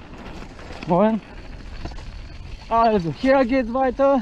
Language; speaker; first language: German; non-native, learner; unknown